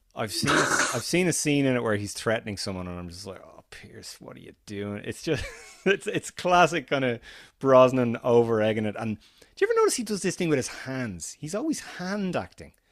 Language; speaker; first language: English; native; English